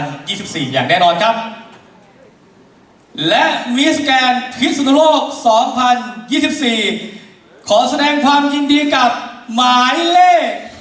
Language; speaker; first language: Thai; native; Thai